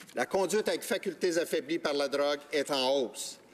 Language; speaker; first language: French; native; French